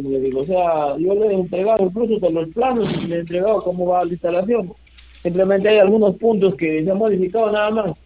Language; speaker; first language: Spanish; native; Spanish